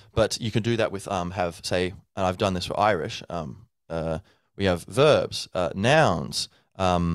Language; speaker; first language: English; native; English